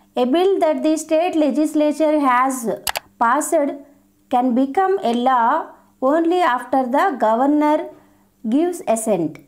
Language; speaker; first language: English; non-native, local second language; Telugu